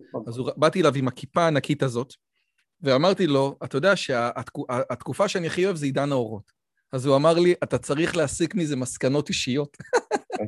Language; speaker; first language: Hebrew; native; Hebrew